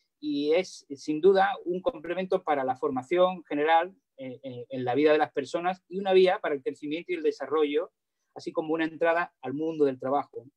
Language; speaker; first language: Spanish; native; Spanish